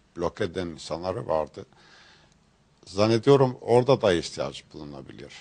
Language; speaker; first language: Turkish; non-native, fluent; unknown